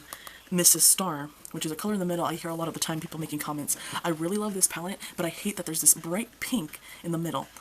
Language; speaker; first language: English; native; English